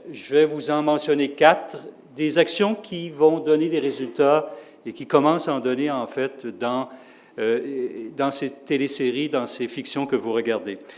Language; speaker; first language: French; native; French